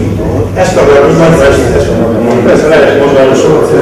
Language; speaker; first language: Hungarian; non-native, local second language; Romanian